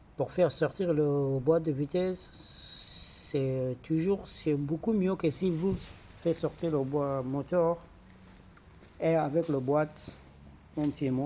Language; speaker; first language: French; non-native, fluent; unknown